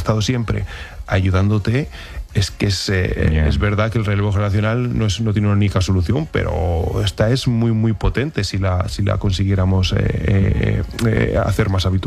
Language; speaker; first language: Spanish; native; Spanish